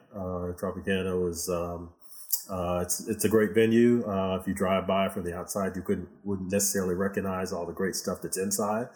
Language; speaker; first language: English; native; English